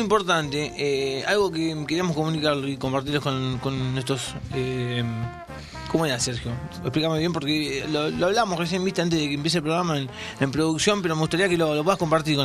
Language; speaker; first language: Spanish; native; Spanish